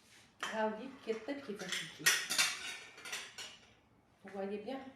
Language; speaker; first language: Arabic; native; Arabic